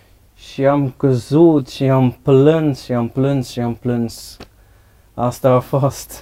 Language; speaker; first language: Romanian; non-native, learner; Dutch